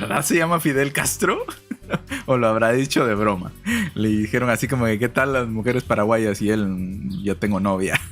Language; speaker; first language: Spanish; native; Spanish